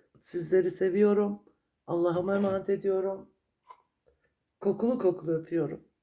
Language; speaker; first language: Turkish; native; Turkish